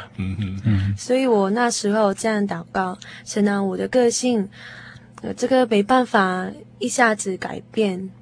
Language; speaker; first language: Chinese; non-native, fluent; Korean